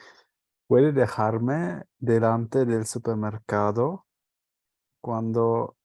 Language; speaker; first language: Spanish; non-native, learner; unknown